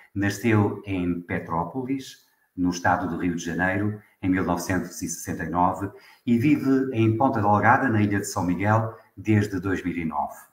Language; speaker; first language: Portuguese; native; Portuguese